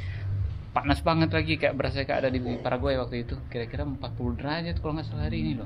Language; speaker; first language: Indonesian; native; Indonesian